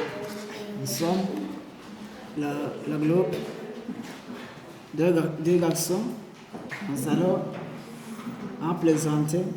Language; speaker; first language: French; non-native, learner; Kinyarwanda